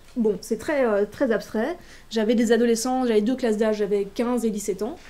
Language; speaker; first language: French; native; French